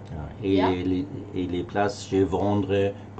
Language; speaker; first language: French; non-native, learner; German